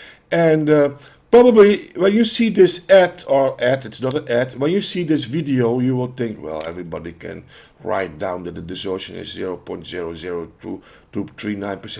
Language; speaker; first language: English; non-native, fluent; Dutch